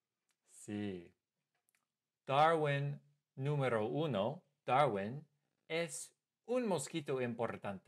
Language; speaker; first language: Spanish; non-native, fluent; English